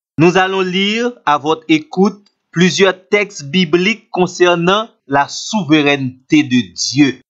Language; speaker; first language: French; non-native, local second language; Haitian Creole